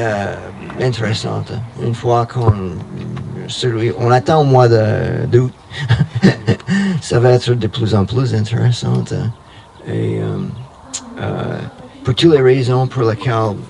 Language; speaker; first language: French; non-native, fluent; English